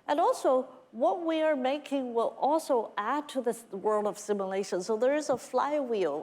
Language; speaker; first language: English; non-native, fluent; Chinese